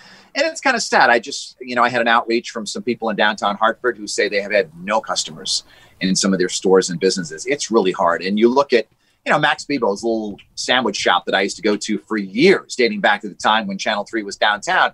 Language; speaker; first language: English; native; English